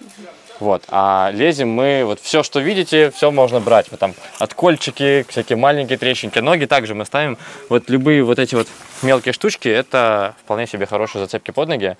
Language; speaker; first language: Russian; native; Russian